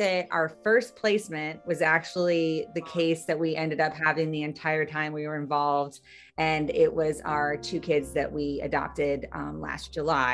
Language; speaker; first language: English; native; English